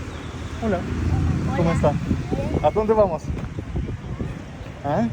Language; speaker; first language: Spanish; non-native, learner; Russian